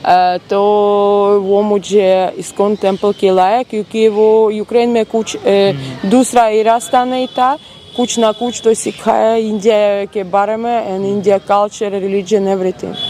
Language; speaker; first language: Hindi; non-native, learner; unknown